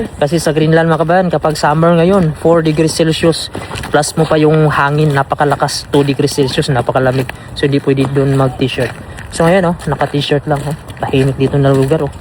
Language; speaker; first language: Filipino; native; Filipino